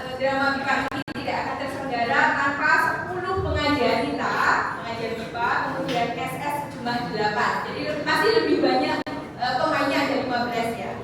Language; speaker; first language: Indonesian; native; Indonesian